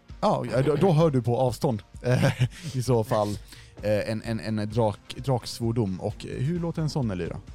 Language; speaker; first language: Swedish; native; Swedish